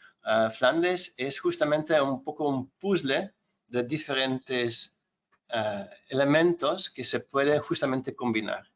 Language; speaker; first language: Spanish; non-native, fluent; Dutch